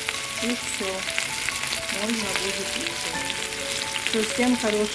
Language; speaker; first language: Russian; non-native, local second language; Chechen